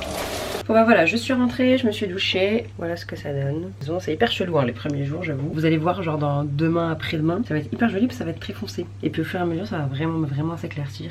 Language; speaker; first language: French; native; French